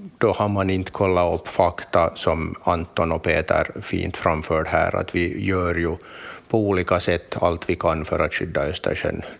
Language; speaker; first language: Swedish; native; Swedish